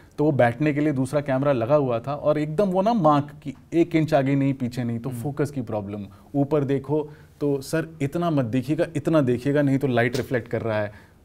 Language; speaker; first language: Hindi; native; Hindi